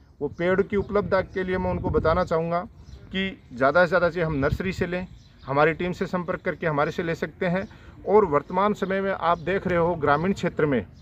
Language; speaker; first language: Hindi; native; Hindi